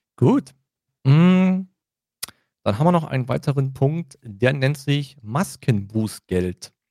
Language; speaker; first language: German; native; German